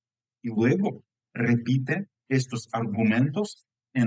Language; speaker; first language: Spanish; non-native, fluent; Ukrainian